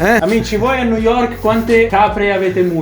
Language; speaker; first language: Italian; native; Italian